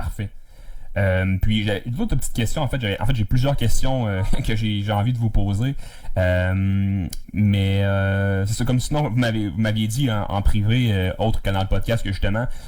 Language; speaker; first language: French; native; French